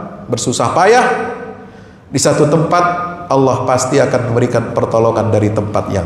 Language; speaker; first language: Indonesian; native; Indonesian